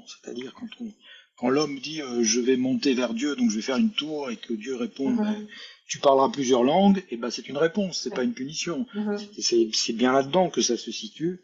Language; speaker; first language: French; native; French